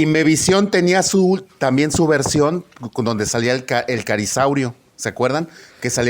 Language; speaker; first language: Spanish; native; Spanish